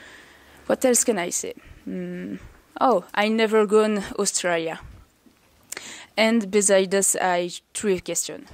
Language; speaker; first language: English; non-native, learner; French